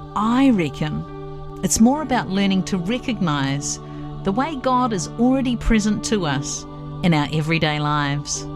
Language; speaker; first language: English; native; English